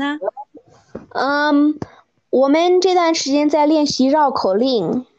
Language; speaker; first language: Chinese; early bilingual, heritage; Chinese